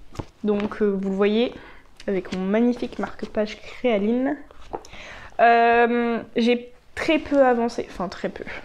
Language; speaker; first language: French; native; French